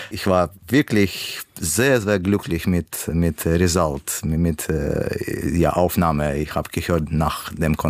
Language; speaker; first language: German; non-native, learner; Russian